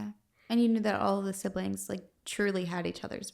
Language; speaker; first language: English; native; English